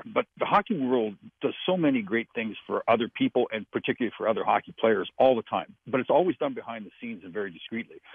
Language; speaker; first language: English; native; English